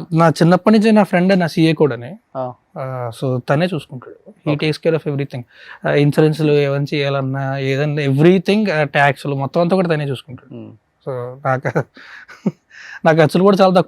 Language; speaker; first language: Telugu; native; Telugu